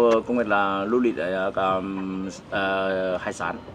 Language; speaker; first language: Vietnamese; non-native, learner; Chinese